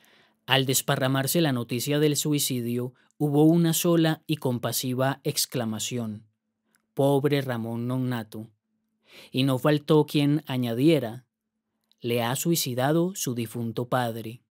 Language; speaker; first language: Spanish; native; Spanish